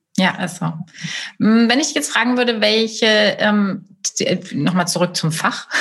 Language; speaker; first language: German; native; German